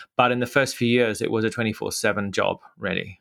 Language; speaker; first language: English; native; English